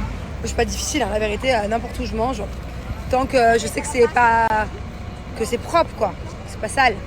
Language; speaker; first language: French; native; French